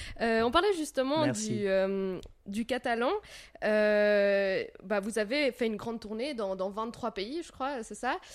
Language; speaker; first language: French; native; French